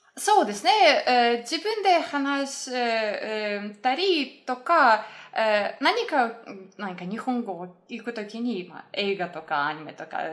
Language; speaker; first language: Japanese; non-native, fluent; Russian